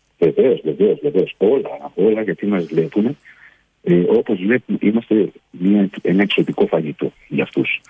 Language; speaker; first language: Greek; native; Greek